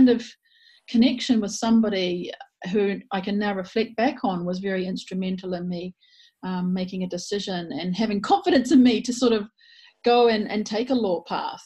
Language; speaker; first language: English; native; English